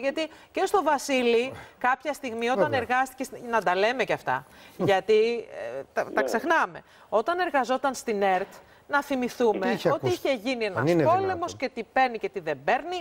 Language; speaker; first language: Greek; native; Greek